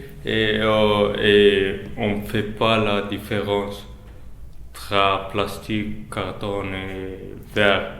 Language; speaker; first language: French; non-native, learner; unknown